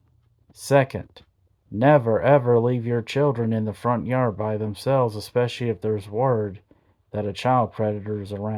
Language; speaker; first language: English; native; English